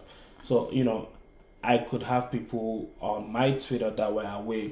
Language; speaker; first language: English; non-native, local second language; Yoruba